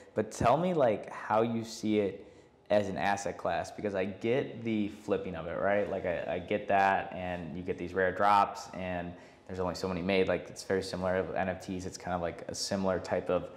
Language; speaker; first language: English; native; English